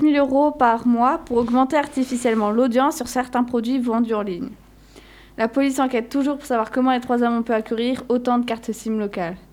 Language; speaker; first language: French; native; French